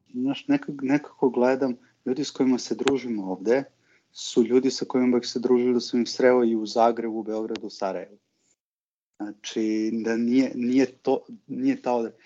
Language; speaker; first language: Serbian; native; Serbian